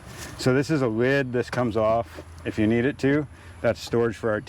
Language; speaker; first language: English; native; English